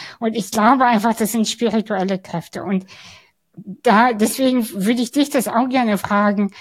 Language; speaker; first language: German; early bilingual, other home language; Russian